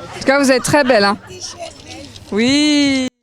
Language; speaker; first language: French; native; French